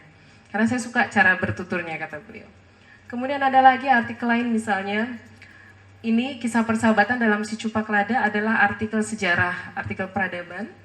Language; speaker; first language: Indonesian; native; Indonesian